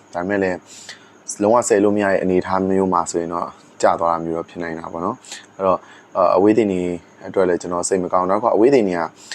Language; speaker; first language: Burmese; native; Burmese